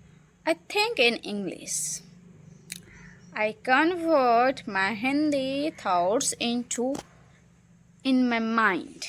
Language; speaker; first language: English; non-native, local second language; Hindi